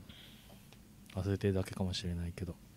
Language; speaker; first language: Japanese; native; Japanese